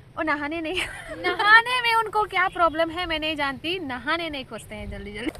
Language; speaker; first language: Hindi; non-native, local second language; Sadri